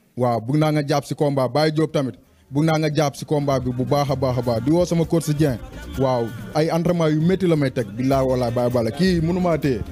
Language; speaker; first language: Wolof; non-native, local second language; Jola-Fonyi